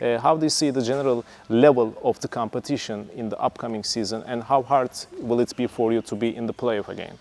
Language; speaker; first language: English; non-native, fluent; Turkish